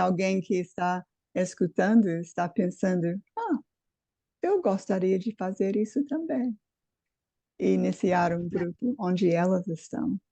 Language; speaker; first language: Portuguese; non-native, fluent; English